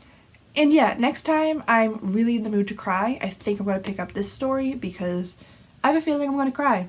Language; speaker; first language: English; native; English